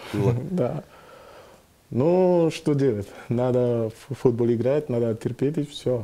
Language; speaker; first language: Russian; non-native, learner; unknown